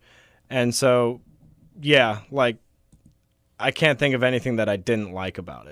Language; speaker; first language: English; native; English